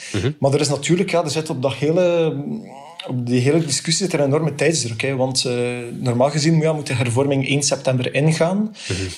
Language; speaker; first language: Dutch; native; Dutch